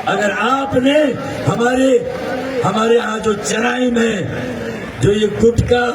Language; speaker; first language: Urdu; native; Urdu